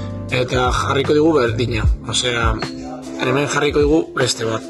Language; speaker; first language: Basque; non-native, local second language; Spanish